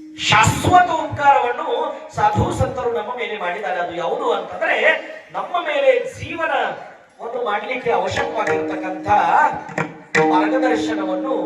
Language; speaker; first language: Kannada; non-native, local second language; Marathi